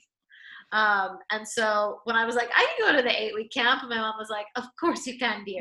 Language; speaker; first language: English; native; English